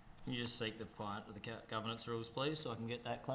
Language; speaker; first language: English; native; English